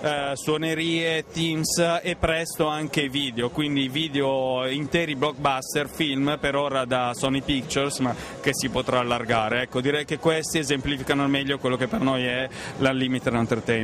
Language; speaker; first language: Italian; native; Italian